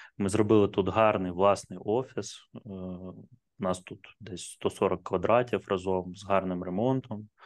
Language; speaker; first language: Ukrainian; non-native, local second language; Russian